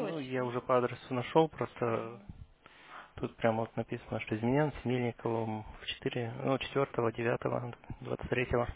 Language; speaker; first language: Russian; native; Russian